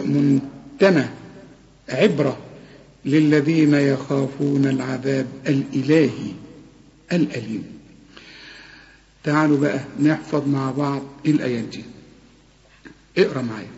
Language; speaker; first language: Arabic; native; Arabic